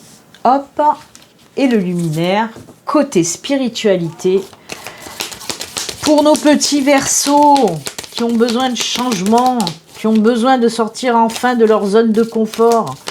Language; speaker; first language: French; native; French